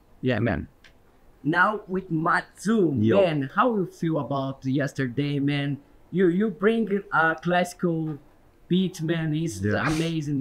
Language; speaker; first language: English; non-native, learner; Portuguese